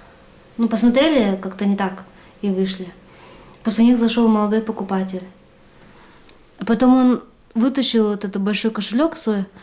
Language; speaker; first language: Russian; native; Russian